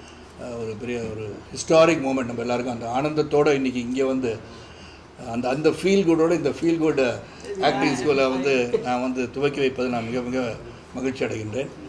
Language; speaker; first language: Tamil; native; Tamil